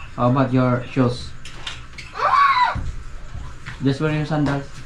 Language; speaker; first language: English; non-native, local second language; Cebuano